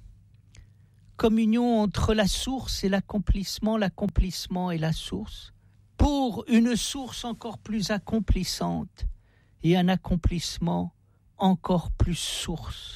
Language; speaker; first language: French; native; French